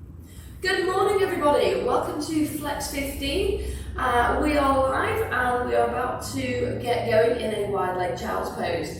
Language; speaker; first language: English; native; English